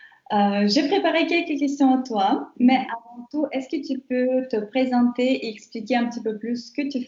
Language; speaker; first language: French; non-native, fluent; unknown